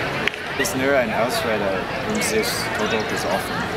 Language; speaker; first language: German; non-native, learner; English